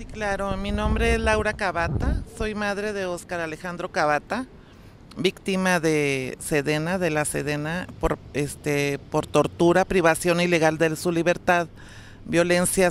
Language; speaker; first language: Spanish; native; Spanish